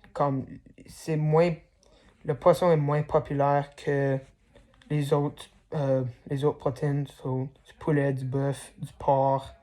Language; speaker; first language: French; non-native, learner; English